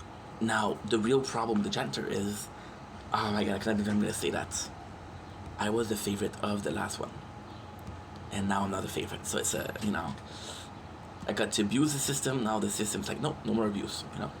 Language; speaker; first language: English; non-native, local second language; French